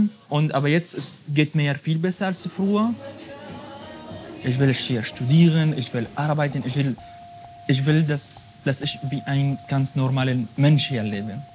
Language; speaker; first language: German; non-native, fluent; Arabic